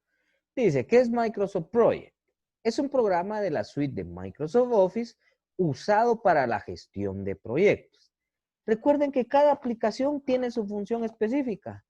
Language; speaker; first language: Spanish; native; Spanish